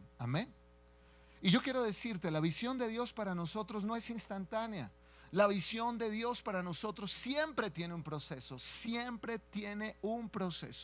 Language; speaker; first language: Spanish; native; Spanish